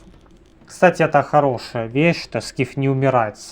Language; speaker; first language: Russian; native; Russian